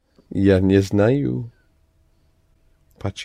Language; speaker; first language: Russian; non-native, learner; English